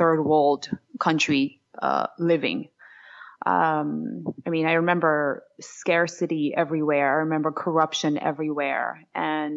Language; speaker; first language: English; non-native, fluent; Georgian